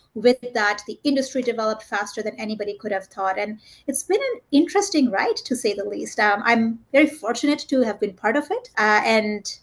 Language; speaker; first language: English; early bilingual, heritage; German